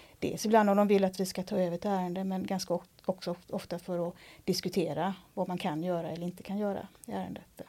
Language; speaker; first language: Swedish; native; Swedish